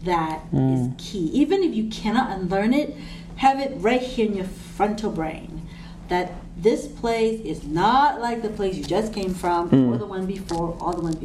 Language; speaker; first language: English; non-native, local second language; Cantonese